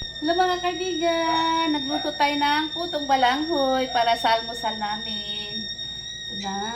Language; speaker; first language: Filipino; non-native, local second language; Cebuano